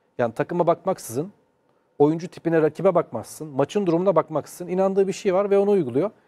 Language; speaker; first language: Turkish; native; Turkish